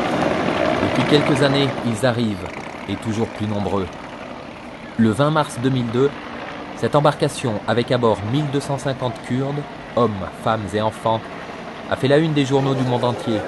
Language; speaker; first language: French; native; French